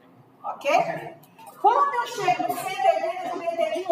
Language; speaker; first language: Portuguese; native; Portuguese